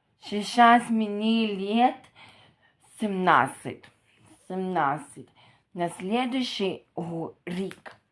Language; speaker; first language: Russian; non-native, local second language; Ukrainian